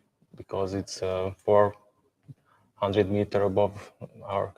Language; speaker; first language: English; non-native, learner; Hungarian